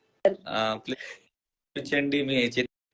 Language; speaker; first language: Telugu; non-native, learner; Hindi